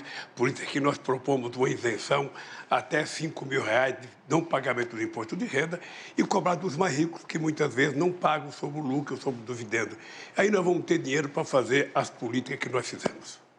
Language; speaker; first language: Portuguese; native; Portuguese